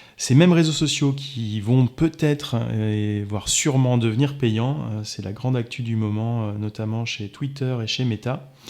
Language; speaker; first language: French; native; French